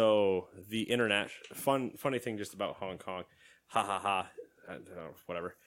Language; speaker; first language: English; native; English